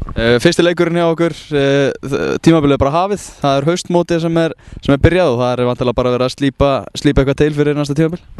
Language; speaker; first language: Icelandic; native; Icelandic